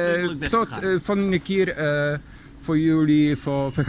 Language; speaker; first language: Dutch; non-native, learner; Polish